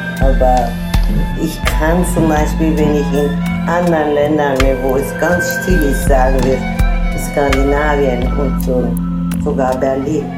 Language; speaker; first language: German; non-native, fluent; Turkish